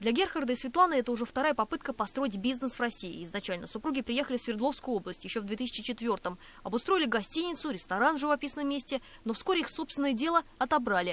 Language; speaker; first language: Russian; native; Russian